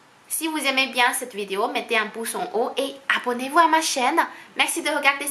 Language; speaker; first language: French; non-native, fluent; Chinese